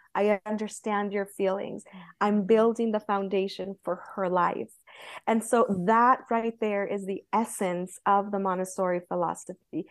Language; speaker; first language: English; early bilingual, other home language; Spanish